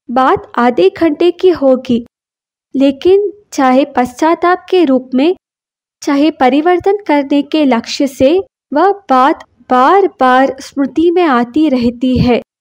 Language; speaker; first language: Hindi; non-native, local second language; Kannada